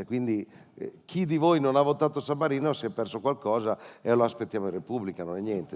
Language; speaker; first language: Italian; native; Italian